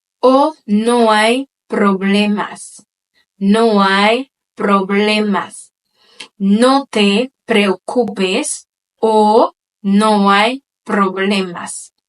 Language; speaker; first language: Spanish; non-native, fluent; Haitian Creole